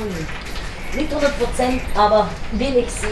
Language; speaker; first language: German; non-native, fluent; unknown